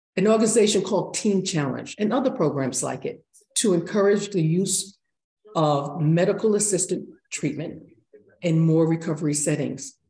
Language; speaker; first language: English; native; English